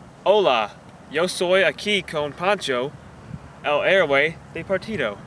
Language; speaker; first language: Spanish; non-native, learner; English